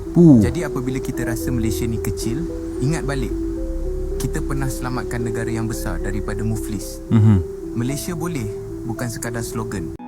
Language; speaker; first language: Malay; native; Malay